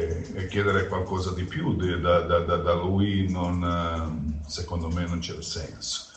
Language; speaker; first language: Italian; non-native, fluent; Croatian